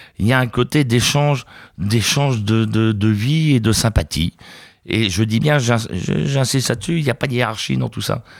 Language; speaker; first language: French; native; French